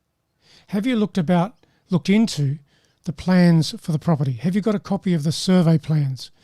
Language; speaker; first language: English; native; English